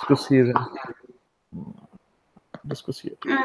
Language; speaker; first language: German; non-native, learner; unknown